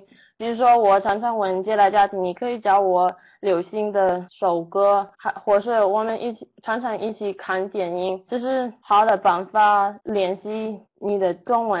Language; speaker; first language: Chinese; early bilingual, heritage; Chinese